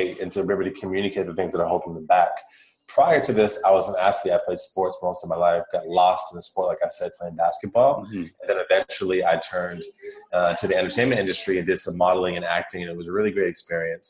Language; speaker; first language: English; native; English